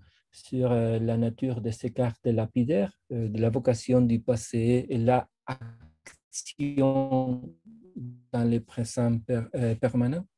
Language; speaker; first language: French; non-native, fluent; Spanish